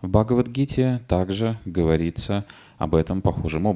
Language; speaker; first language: Russian; native; Russian